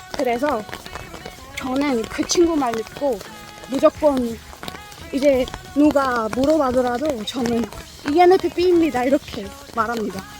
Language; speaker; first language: Korean; non-native, fluent; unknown